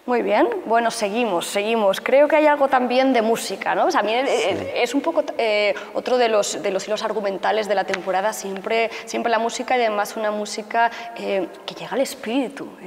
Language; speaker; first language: Spanish; native; Spanish